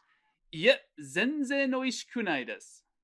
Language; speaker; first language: Japanese; non-native, fluent; English